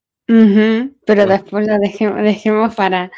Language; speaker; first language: Spanish; non-native, fluent; Chinese